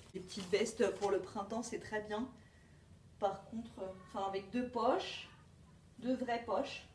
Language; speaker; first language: French; native; French